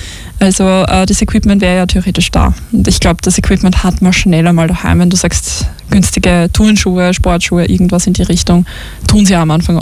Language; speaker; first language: German; native; German